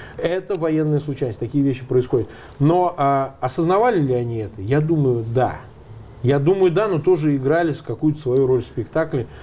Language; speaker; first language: Russian; native; Russian